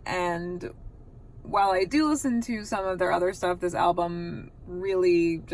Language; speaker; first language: English; native; English